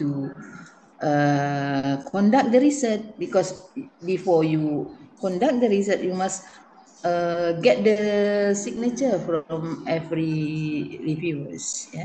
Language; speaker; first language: English; non-native, learner; Indonesian